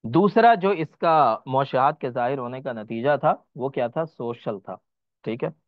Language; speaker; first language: Hindi; native; Hindi